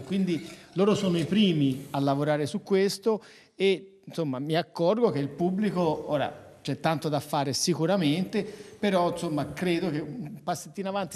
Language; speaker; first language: Italian; native; Italian